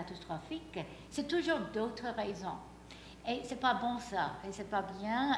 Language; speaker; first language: French; non-native, fluent; English